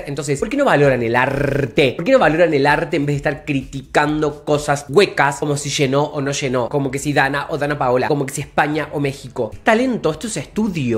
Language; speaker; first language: Spanish; native; Spanish